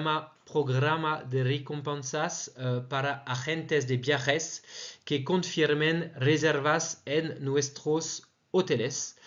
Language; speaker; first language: Spanish; non-native, fluent; French